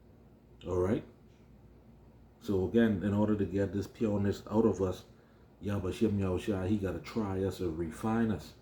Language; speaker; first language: English; native; English